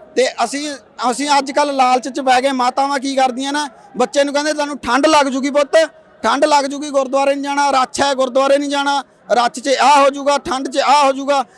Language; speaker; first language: Punjabi; native; Punjabi